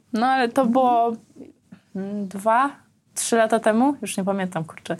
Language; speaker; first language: Polish; early bilingual, other home language; Armenian